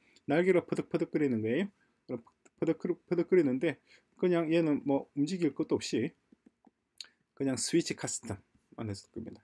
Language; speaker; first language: Korean; native; Korean